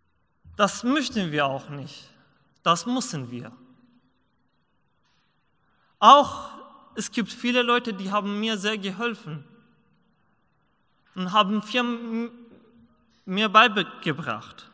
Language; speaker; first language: German; non-native, learner; Persian